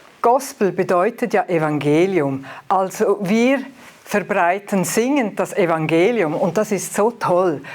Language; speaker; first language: German; native; German